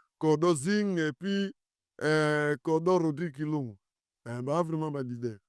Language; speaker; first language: Lingala; non-native, local second language; Kongo